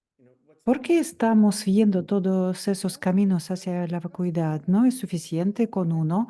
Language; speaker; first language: Spanish; non-native, fluent; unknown